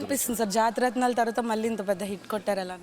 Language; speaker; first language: Telugu; native; Telugu